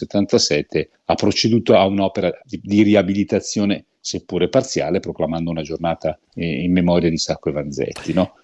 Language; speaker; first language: Italian; native; Italian